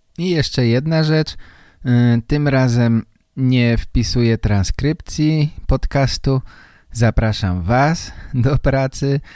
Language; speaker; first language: Polish; native; Polish